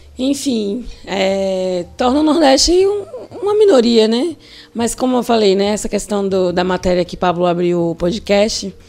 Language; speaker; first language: Portuguese; native; Portuguese